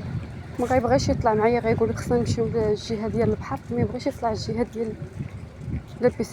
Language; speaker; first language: Arabic; native; Arabic